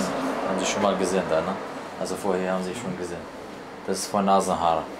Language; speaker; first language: German; non-native, learner; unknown